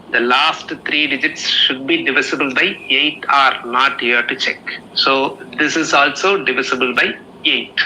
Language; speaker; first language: English; non-native, local second language; Tamil